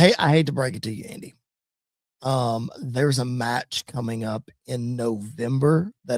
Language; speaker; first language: English; native; English